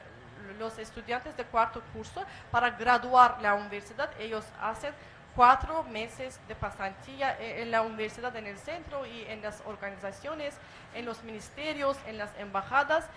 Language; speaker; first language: Spanish; non-native, fluent; Azerbaijani